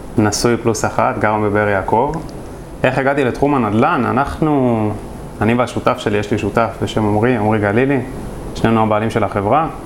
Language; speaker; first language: Hebrew; native; Hebrew